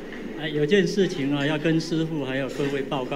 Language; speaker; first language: Chinese; native; Chinese